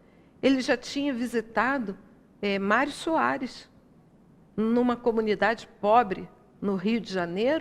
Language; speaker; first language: Portuguese; native; Portuguese